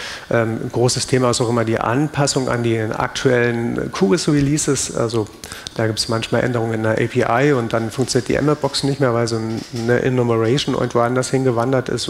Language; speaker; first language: German; native; German